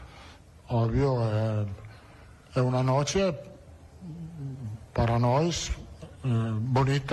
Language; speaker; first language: Portuguese; non-native, learner; Italian